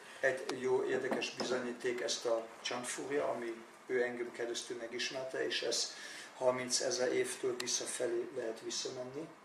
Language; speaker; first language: Hungarian; non-native, learner; German